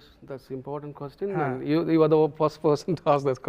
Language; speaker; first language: Telugu; non-native, learner; Tamil